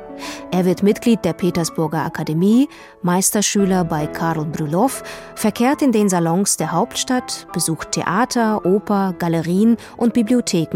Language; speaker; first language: German; native; German